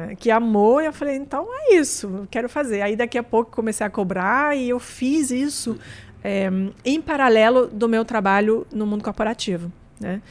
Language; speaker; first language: Portuguese; non-native, fluent; French